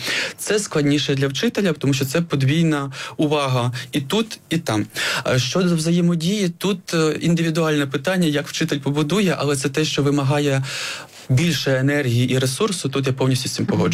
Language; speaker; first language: Ukrainian; native; Ukrainian